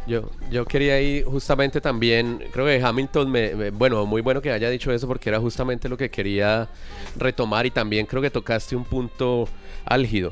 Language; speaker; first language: Spanish; native; Spanish